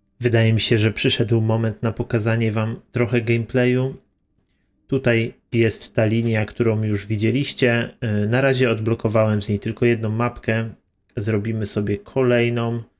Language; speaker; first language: Polish; native; Polish